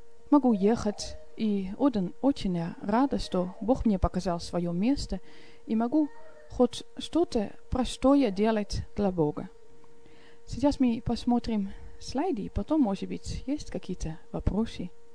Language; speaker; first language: Russian; non-native, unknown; Dutch